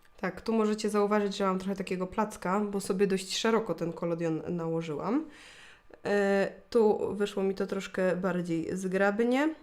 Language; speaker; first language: Polish; native; Polish